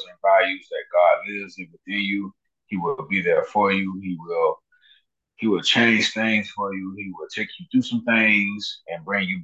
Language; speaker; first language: English; native; English